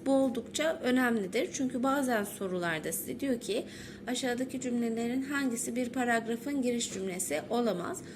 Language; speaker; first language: Turkish; native; Turkish